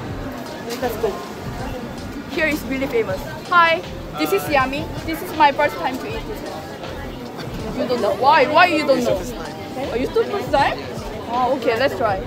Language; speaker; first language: English; non-native, learner; Korean